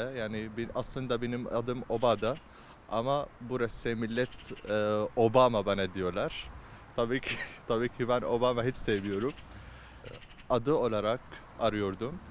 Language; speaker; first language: Turkish; non-native, learner; Arabic